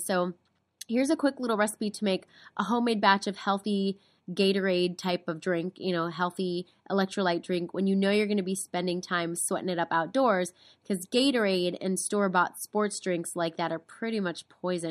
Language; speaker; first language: English; native; English